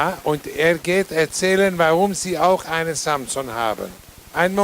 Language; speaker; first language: German; non-native, fluent; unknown